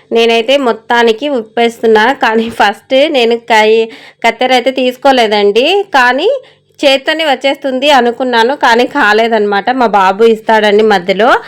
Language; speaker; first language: Telugu; non-native, local second language; Urdu